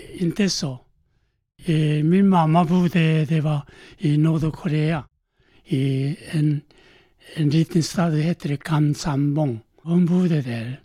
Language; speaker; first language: Swedish; non-native, learner; Korean